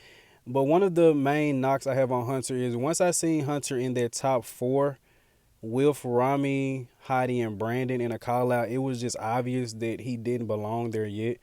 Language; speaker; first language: English; native; English